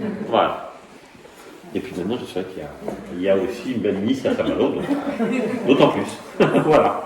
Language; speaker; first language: French; native; French